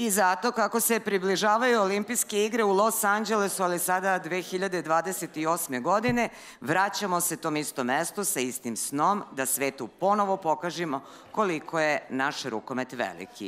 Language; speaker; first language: Serbian; native; Serbian